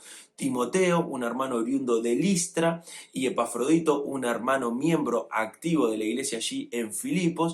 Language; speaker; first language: Spanish; native; Spanish